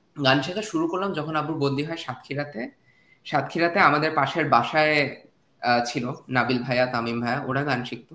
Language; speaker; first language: Bangla; native; Bangla